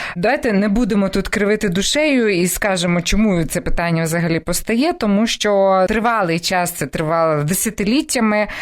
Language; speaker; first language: Ukrainian; native; Ukrainian